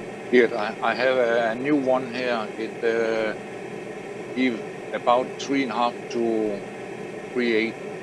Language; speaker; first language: English; non-native, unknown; Danish